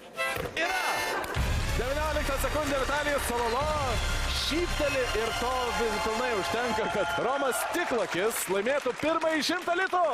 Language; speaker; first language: Lithuanian; native; Lithuanian